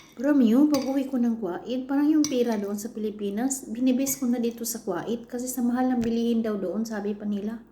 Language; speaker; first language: Filipino; non-native, local second language; Iloko